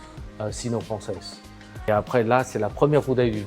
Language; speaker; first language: French; non-native, fluent; Chinese